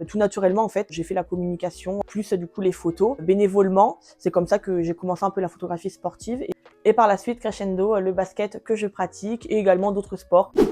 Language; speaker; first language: French; early bilingual, other home language; Portuguese